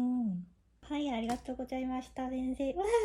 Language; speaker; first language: Japanese; non-native, learner; Korean